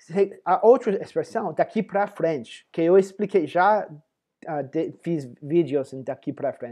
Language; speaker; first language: Portuguese; non-native, fluent; English